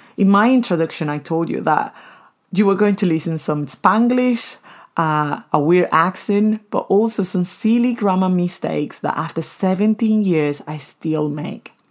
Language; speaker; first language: English; non-native, fluent; Spanish